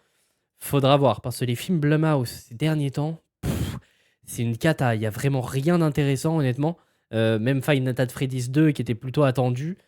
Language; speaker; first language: French; native; French